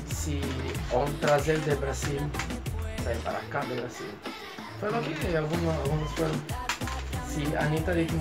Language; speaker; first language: Spanish; non-native, fluent; Portuguese